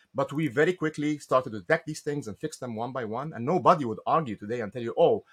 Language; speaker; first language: English; non-native, fluent; Arabic